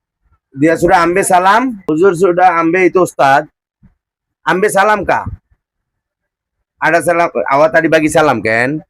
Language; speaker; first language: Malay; non-native, fluent; Bangla